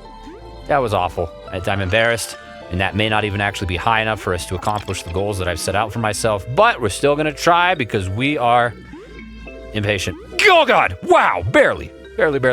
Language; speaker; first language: English; native; English